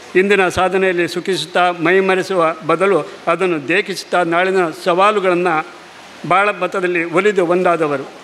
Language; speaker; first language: Kannada; non-native, local second language; Konkani